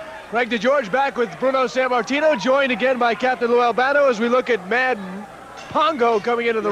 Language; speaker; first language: English; native; English